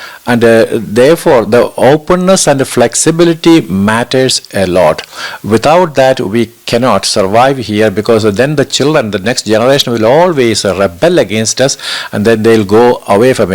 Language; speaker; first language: English; non-native, local second language; Malayalam